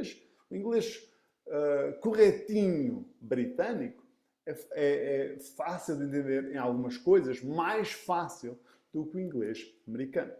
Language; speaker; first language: Portuguese; early bilingual, heritage; Portuguese